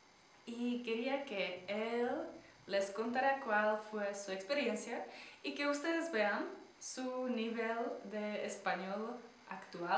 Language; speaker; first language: Spanish; non-native, fluent; Czech